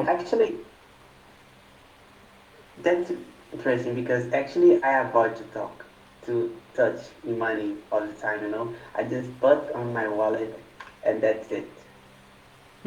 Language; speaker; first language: English; non-native, fluent; Portuguese